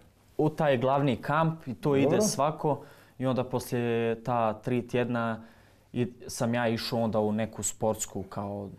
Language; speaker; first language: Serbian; early bilingual, heritage; Croatian